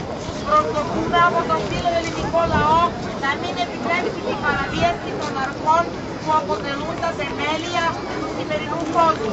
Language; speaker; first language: Greek; non-native, fluent; Serbian